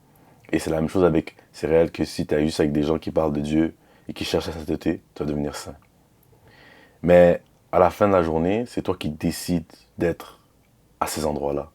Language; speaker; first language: French; native; French